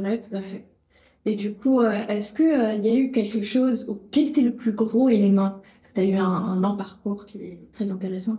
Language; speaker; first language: French; native; French